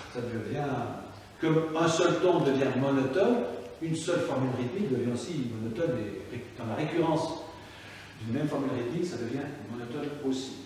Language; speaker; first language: French; native; French